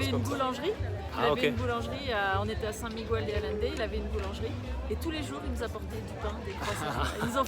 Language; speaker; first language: French; native; French